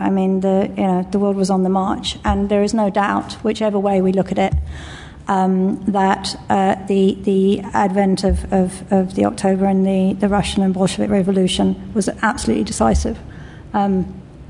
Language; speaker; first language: English; native; English